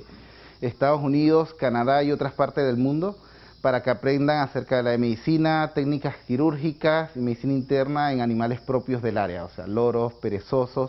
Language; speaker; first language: Spanish; native; Spanish